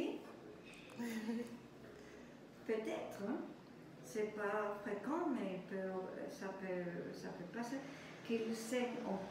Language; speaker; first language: French; non-native, fluent; German